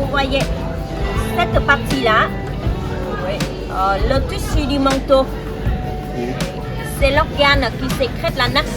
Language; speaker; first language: French; non-native, fluent; Vietnamese